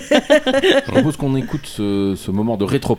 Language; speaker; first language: French; native; French